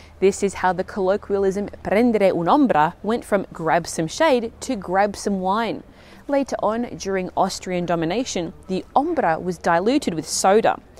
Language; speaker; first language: English; native; English